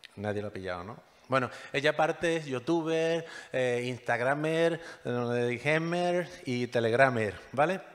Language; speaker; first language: Spanish; native; Spanish